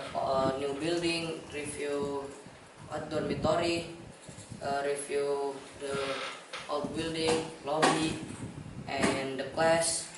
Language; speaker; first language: English; non-native, learner; Indonesian